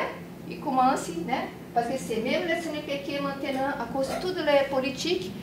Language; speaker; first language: French; non-native, learner; Portuguese